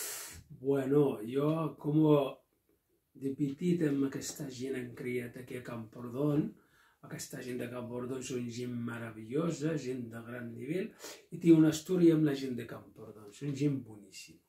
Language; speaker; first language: Catalan; non-native, local second language; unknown